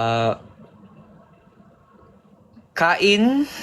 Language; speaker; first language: Korean; non-native, learner; Filipino